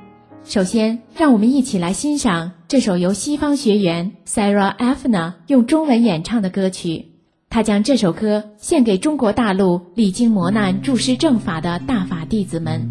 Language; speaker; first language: Chinese; native; Chinese